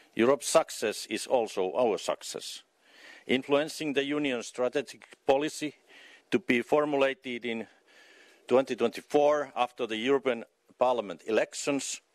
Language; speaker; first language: English; non-native, fluent; Finnish